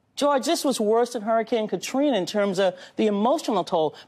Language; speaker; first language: English; native; English